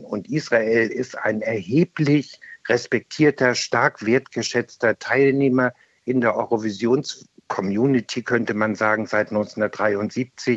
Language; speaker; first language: German; native; German